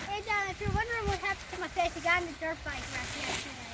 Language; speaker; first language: English; native; English